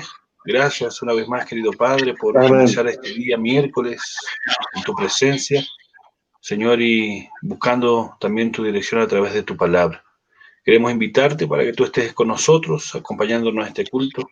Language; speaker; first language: Spanish; native; Spanish